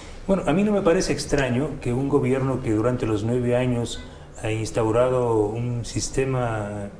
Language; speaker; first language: Spanish; native; Spanish